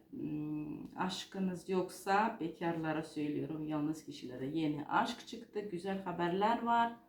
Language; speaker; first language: Turkish; non-native, fluent; Georgian